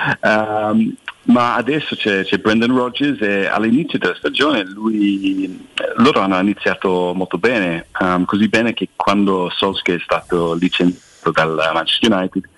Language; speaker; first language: Italian; non-native, fluent; English